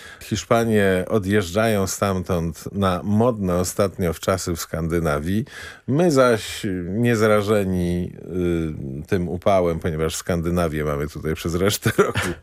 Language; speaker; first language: Polish; native; Polish